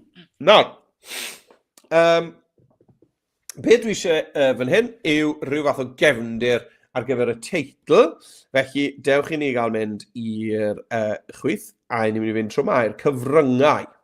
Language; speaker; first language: Welsh; native; Welsh